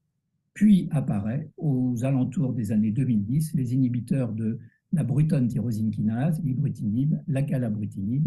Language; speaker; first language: French; native; French